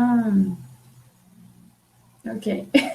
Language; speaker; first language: English; non-native, learner; Portuguese